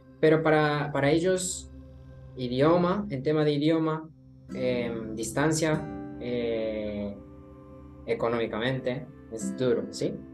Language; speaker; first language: Spanish; non-native, learner; Japanese